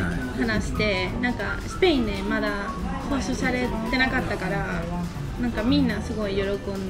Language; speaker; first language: Japanese; non-native, fluent; Spanish